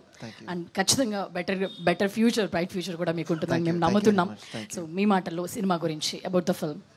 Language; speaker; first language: Telugu; native; Telugu